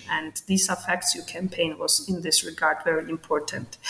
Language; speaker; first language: English; non-native, fluent; Georgian